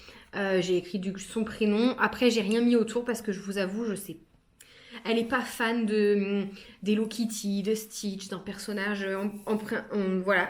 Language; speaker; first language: French; native; French